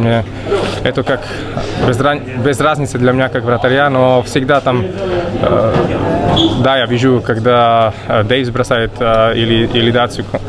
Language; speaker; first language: Russian; non-native, learner; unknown